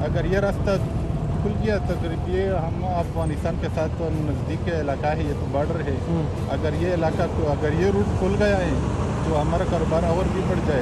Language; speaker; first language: Hindi; non-native, local second language; Pashto